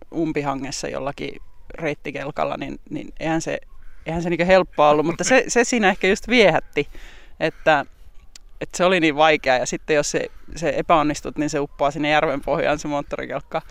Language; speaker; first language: Finnish; native; Finnish